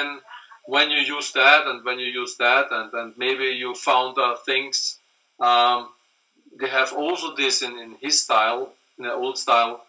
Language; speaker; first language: English; non-native, learner; German